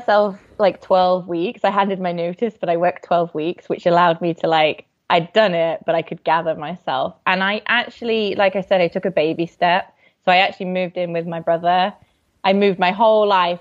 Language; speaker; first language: English; native; English